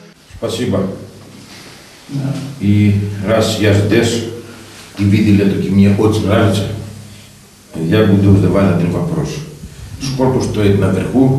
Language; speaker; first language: Russian; non-native, learner; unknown